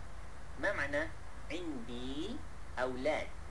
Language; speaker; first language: Arabic; non-native, fluent; Malay